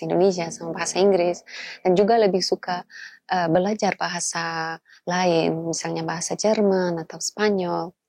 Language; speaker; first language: Indonesian; non-native, fluent; Polish